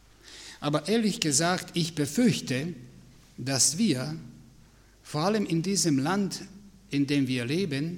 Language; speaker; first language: German; non-native, fluent; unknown